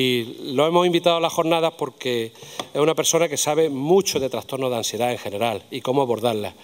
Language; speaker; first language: Spanish; native; Spanish